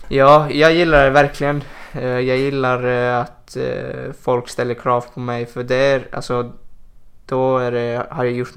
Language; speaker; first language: Swedish; non-native, fluent; Icelandic